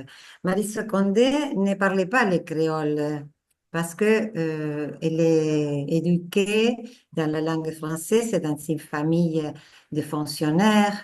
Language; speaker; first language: French; non-native, fluent; Spanish